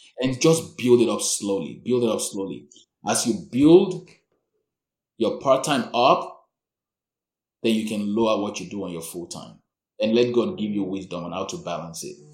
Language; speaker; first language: English; non-native, local second language; Yoruba